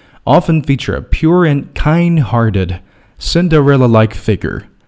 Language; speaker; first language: English; non-native, fluent; Chinese